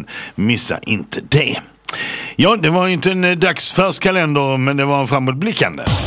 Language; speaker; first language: Swedish; native; Swedish